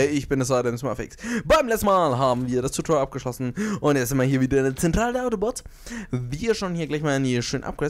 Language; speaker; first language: German; native; German